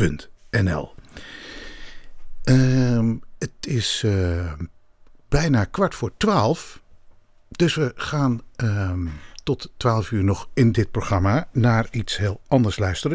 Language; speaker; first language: Dutch; native; Dutch